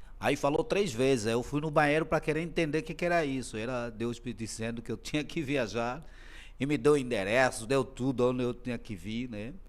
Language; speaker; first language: Portuguese; native; Portuguese